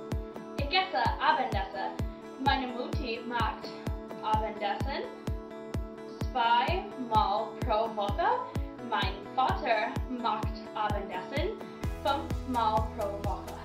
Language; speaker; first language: German; non-native, learner; English